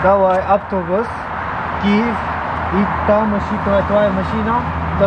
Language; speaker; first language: Russian; non-native, learner; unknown